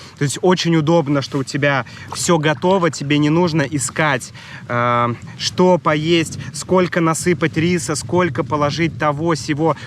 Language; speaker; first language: Russian; native; Russian